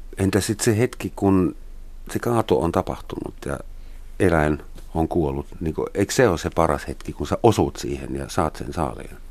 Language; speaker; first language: Finnish; non-native, fluent; German